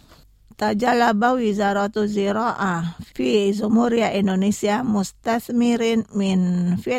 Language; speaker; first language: Arabic; non-native, fluent; Indonesian